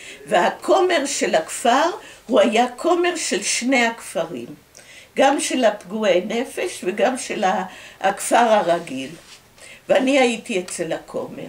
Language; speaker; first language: Hebrew; early bilingual, other home language; Dutch